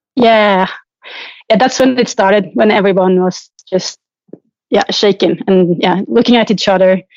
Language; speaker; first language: English; non-native, fluent; Norwegian